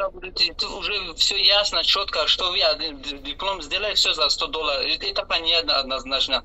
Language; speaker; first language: Russian; non-native, learner; Tajik